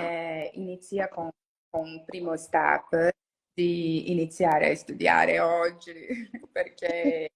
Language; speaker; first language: Italian; non-native, learner; Portuguese